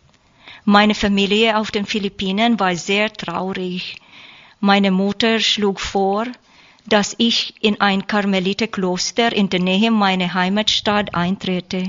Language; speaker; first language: German; non-native, learner; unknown